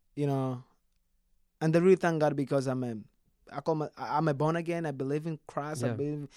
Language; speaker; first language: English; non-native, learner; Kinyarwanda